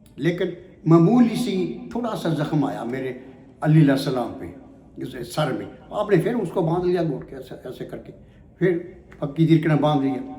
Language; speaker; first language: Urdu; non-native, local second language; Punjabi